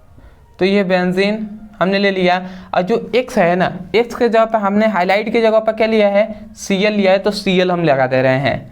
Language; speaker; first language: Hindi; native; Hindi